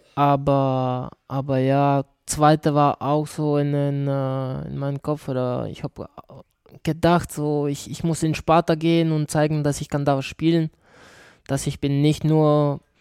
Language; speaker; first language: German; non-native, learner; Czech